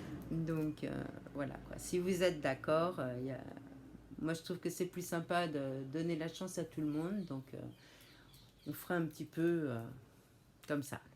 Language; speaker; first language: French; native; French